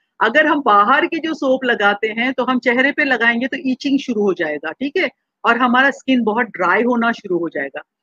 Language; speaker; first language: Hindi; non-native, local second language; Marathi